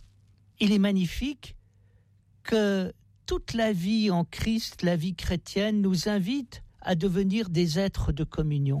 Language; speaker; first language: French; native; French